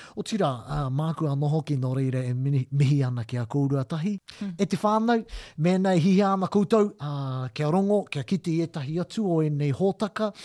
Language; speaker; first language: Māori; non-native, local second language; English